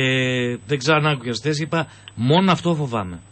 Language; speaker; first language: Greek; native; Greek